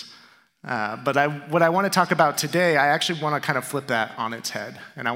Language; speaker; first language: English; native; English